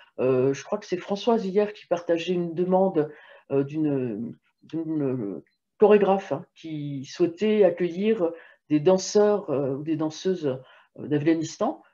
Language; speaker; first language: French; native; French